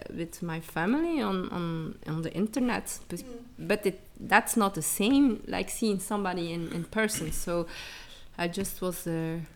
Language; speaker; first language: English; early bilingual, heritage; English